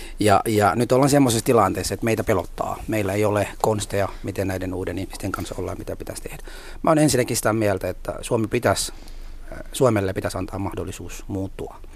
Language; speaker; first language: Finnish; non-native, fluent; Somali